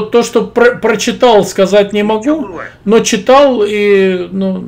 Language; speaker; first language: Russian; native; Russian